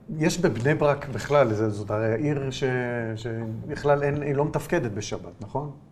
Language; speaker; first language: Hebrew; native; Hebrew